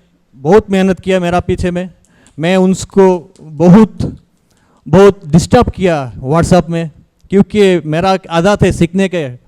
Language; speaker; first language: Hindi; non-native, learner; Bangla